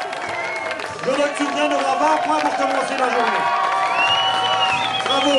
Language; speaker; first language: French; native; French